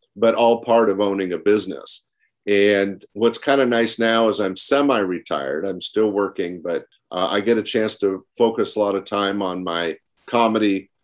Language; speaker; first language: English; native; English